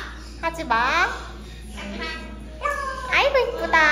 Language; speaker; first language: Korean; native; Korean